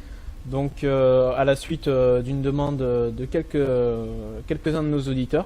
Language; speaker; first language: French; native; French